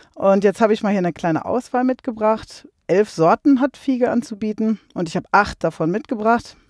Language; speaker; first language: German; native; German